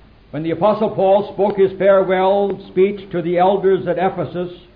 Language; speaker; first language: English; native; English